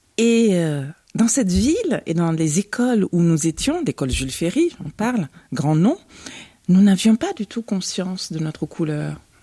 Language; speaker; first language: French; early bilingual, other home language; Bambara